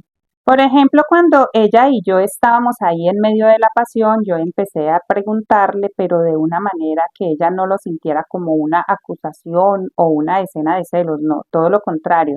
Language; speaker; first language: Spanish; native; Spanish